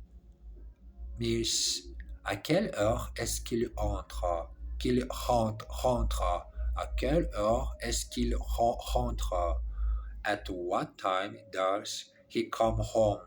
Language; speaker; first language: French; non-native, learner; English